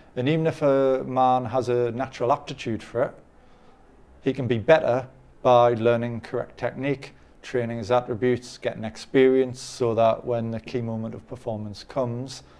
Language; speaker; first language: English; native; English